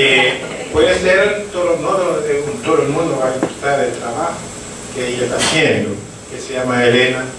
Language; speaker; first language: Spanish; non-native, learner; French